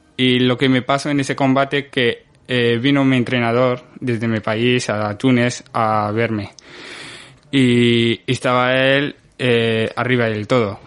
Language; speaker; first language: Spanish; non-native, fluent; Arabic